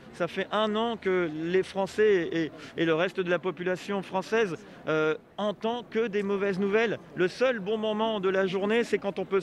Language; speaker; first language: French; native; French